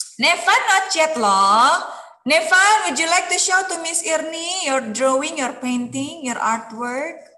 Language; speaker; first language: English; non-native, fluent; Indonesian